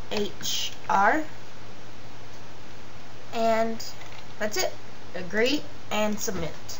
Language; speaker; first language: English; native; English